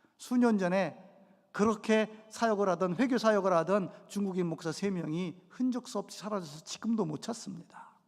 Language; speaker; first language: Korean; native; Korean